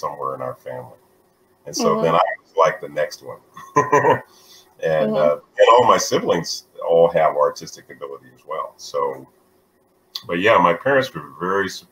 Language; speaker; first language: English; native; English